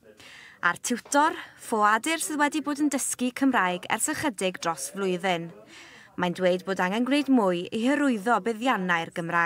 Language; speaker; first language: Welsh; native; Welsh